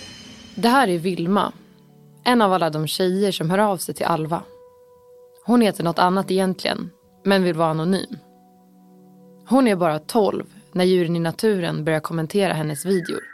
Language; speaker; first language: Swedish; native; Swedish